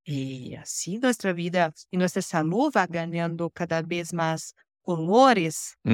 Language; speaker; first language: Spanish; non-native, learner; Portuguese